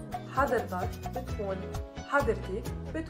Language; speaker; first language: Arabic; native; Arabic